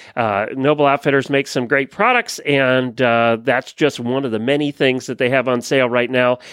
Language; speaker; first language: English; native; English